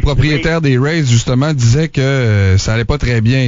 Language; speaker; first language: French; native; French